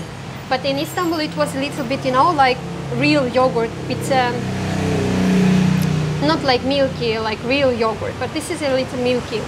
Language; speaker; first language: English; non-native, fluent; Kazakh